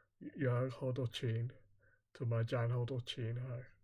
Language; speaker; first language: Cantonese; non-native, learner; English